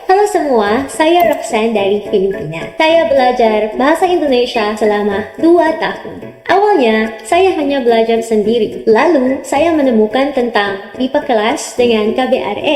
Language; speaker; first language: Indonesian; non-native, learner; Filipino